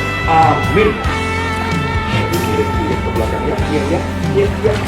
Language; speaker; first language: Indonesian; native; Indonesian